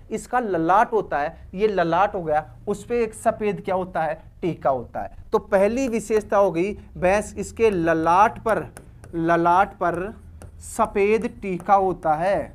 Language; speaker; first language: Hindi; native; Hindi